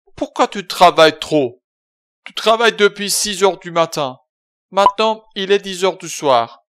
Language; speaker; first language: French; non-native, fluent; Persian